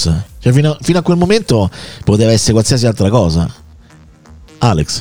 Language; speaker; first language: Italian; native; Italian